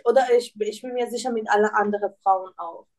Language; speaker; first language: German; non-native, learner; Persian